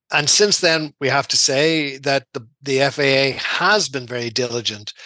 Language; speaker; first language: English; native; English